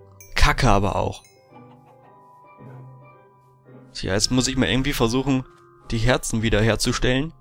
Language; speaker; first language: German; native; German